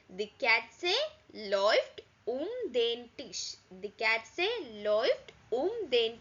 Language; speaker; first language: German; non-native, learner; Malayalam